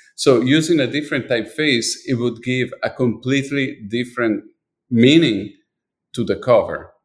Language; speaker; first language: English; non-native, fluent; Italian